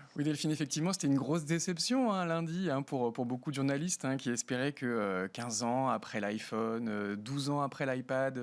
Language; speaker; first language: French; native; French